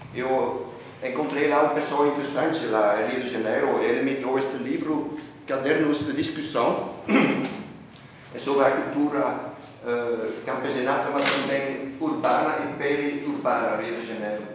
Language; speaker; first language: Portuguese; non-native, fluent; Dutch